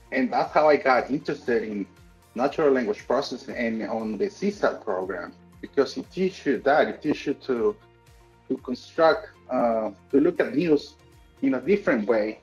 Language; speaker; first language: English; native; English